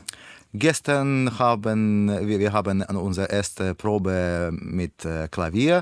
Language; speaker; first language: German; non-native, learner; Russian